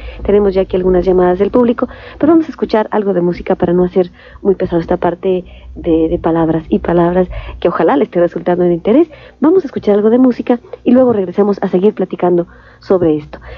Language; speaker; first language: Spanish; native; Spanish